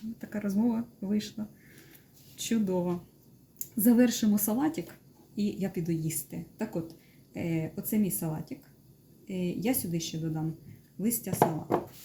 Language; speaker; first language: Ukrainian; non-native, local second language; Russian